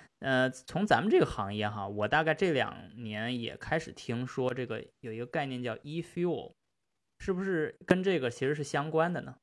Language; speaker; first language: Chinese; native; Chinese